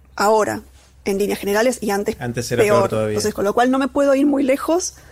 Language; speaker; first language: Spanish; native; Spanish